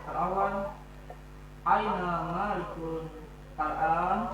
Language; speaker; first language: Arabic; non-native, learner; Indonesian